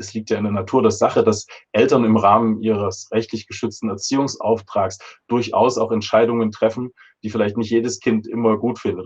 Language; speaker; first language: German; native; German